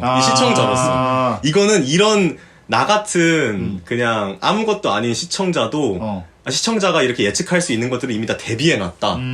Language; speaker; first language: Korean; native; Korean